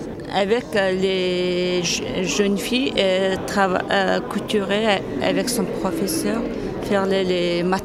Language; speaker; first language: French; non-native, learner; Mongolian